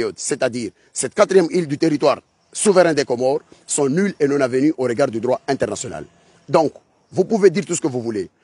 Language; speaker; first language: French; non-native, local second language; Ngazidja Comorian